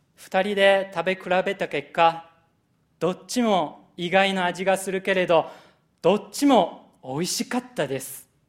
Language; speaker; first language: Japanese; non-native, fluent; Chinese